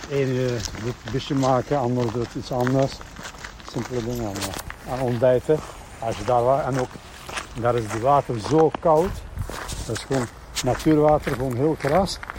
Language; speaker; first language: Dutch; non-native, learner; Turkish